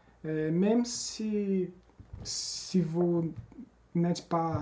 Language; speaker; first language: French; non-native, fluent; Portuguese